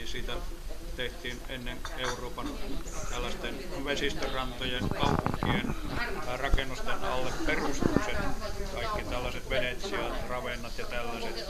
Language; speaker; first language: Finnish; native; Finnish